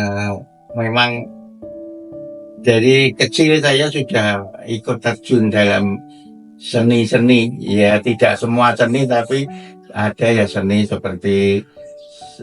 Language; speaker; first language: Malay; non-native, local second language; Javanese